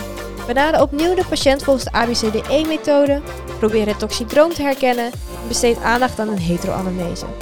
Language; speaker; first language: Dutch; native; Dutch